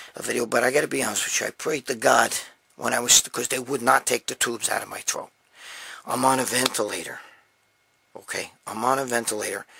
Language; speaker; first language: English; native; English